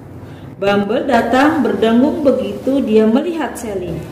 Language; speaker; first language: Indonesian; native; Indonesian